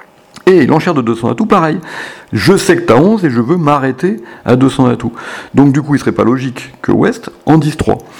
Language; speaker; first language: French; native; French